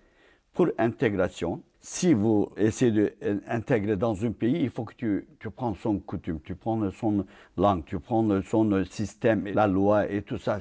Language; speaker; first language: French; non-native, fluent; Turkish